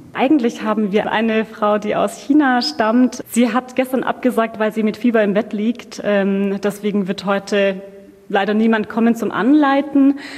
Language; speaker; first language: German; native; German